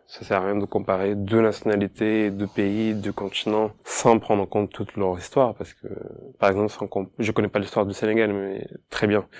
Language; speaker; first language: French; non-native, fluent; Portuguese